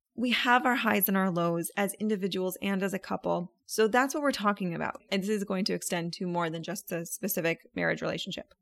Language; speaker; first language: English; native; English